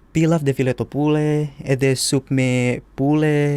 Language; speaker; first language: Albanian; non-native, learner; Indonesian